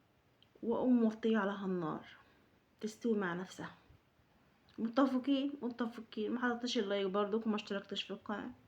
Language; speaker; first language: Arabic; native; Arabic